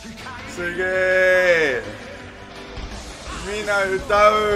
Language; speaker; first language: Japanese; non-native, learner; English